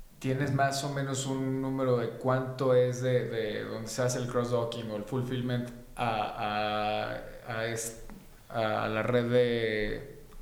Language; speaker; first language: Spanish; native; Spanish